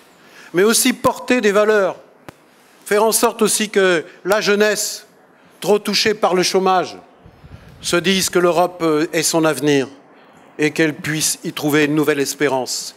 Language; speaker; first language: French; native; French